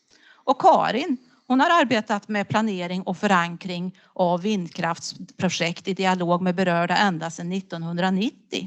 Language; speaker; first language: Swedish; native; Swedish